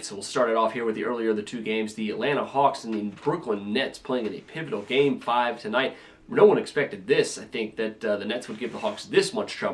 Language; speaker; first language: English; native; English